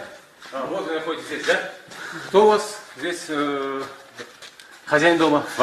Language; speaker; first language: Russian; native; Russian